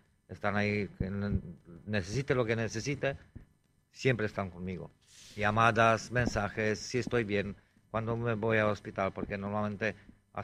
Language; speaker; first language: Spanish; non-native, fluent; Romanian